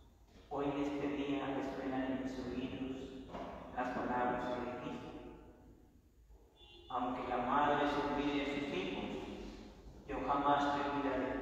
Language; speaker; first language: Spanish; native; Spanish